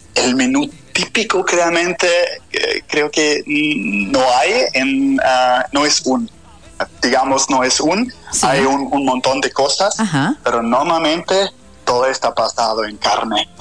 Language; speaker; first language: Spanish; non-native, fluent; German